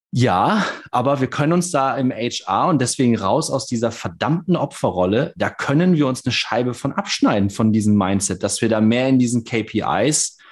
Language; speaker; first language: German; native; German